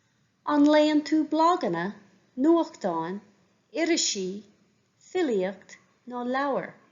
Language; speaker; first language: Irish; non-native, local second language; English